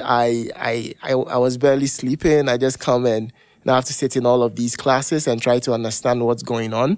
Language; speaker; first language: English; non-native, local second language; Akan